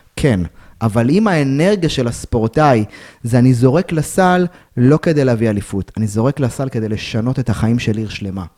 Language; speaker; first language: Hebrew; native; Hebrew